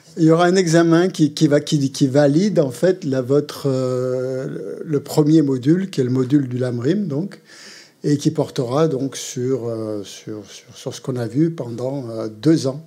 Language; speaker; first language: French; native; French